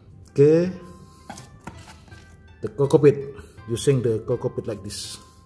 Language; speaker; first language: English; non-native, learner; Indonesian